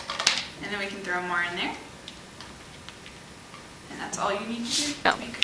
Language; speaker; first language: English; native; English